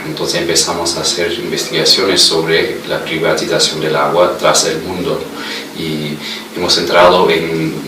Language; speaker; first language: Spanish; non-native, fluent; English